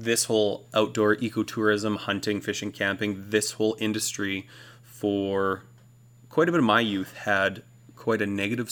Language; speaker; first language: English; native; English